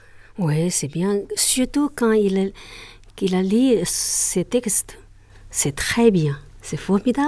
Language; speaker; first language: French; non-native, learner; Chinese